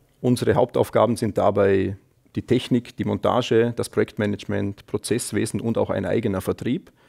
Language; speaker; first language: German; native; German